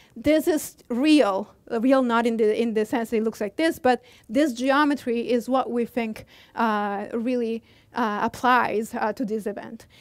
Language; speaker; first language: English; non-native, fluent; Italian